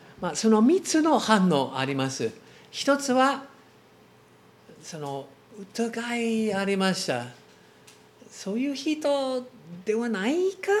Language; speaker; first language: Japanese; non-native, learner; English